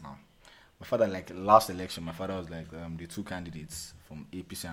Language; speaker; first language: English; non-native, local second language; Yoruba